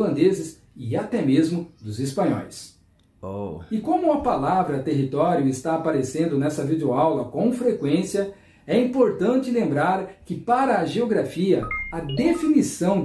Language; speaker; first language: Portuguese; native; Portuguese